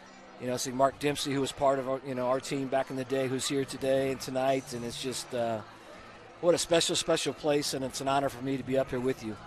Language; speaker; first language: English; native; English